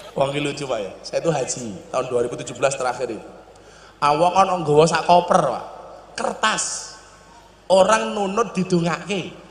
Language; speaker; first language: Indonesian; non-native, local second language; Javanese